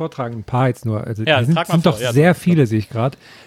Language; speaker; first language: German; native; German